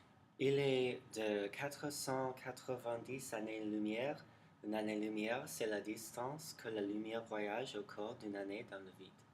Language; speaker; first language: French; non-native, learner; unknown